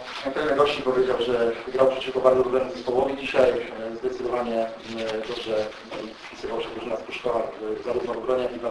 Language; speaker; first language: Polish; native; Polish